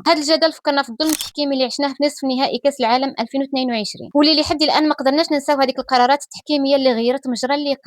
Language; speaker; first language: Arabic; native; Arabic